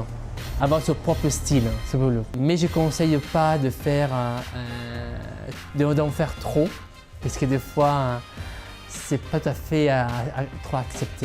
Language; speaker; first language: French; non-native, fluent; Italian